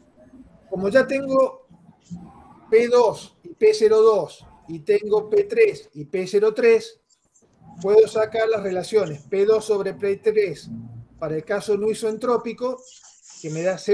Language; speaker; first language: Spanish; native; Spanish